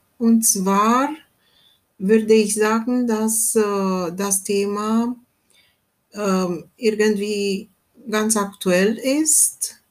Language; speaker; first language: German; non-native, fluent; Romanian